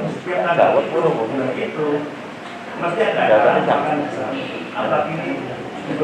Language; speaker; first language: Indonesian; native; Indonesian